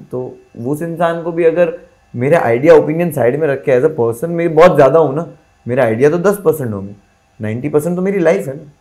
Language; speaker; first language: Hindi; non-native, local second language; Gujarati